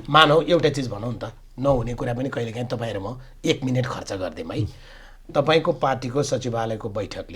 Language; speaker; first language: Nepali; native; Nepali